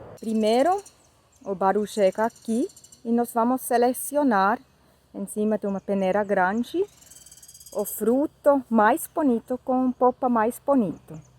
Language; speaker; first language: Portuguese; non-native, fluent; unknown